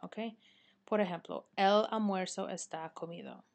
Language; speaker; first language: Spanish; non-native, fluent; English